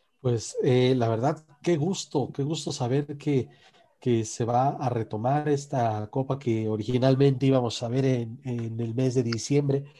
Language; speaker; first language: Spanish; native; Spanish